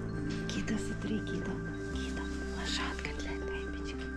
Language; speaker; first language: Russian; native; Russian